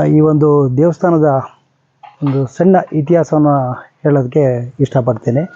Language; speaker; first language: Kannada; native; Kannada